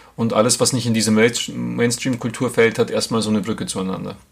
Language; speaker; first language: German; native; German